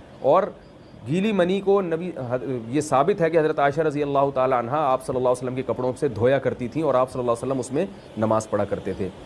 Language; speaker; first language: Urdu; native; Urdu